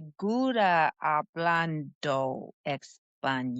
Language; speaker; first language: Spanish; non-native, learner; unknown